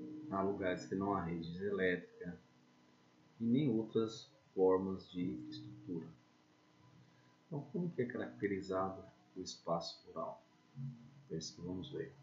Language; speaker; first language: Portuguese; native; Portuguese